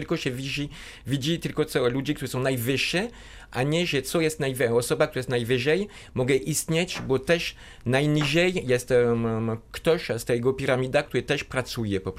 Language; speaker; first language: Polish; non-native, fluent; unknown